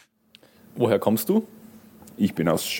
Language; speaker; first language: German; non-native, learner; English